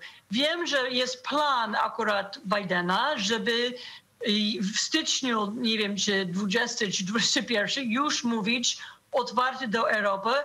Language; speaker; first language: Polish; non-native, fluent; English